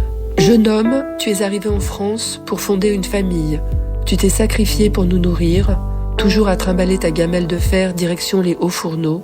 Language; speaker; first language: French; native; French